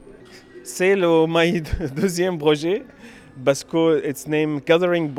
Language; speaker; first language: French; non-native, learner; Arabic